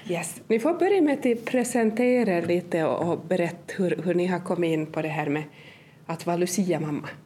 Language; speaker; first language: Swedish; native; Swedish